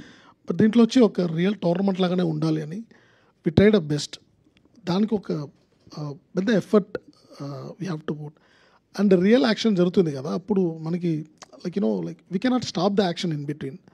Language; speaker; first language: Telugu; non-native, learner; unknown